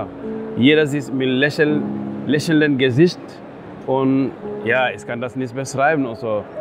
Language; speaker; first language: German; non-native, learner; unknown